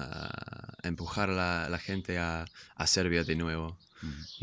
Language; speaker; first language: Spanish; non-native, fluent; English